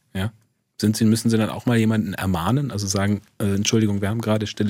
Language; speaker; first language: German; native; German